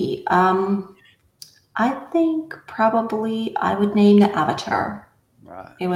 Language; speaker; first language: English; non-native, fluent; Russian